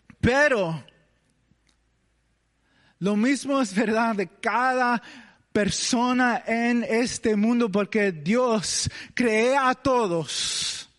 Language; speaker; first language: Spanish; early bilingual, heritage; English